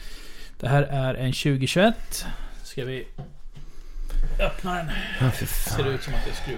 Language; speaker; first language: Swedish; native; Swedish